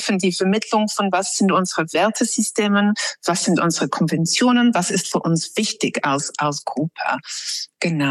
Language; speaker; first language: German; non-native, fluent; English